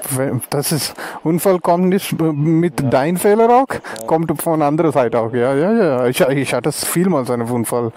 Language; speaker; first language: German; non-native, learner; Telugu